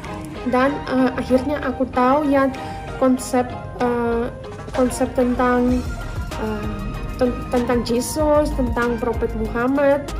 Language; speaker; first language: Indonesian; non-native, fluent; Russian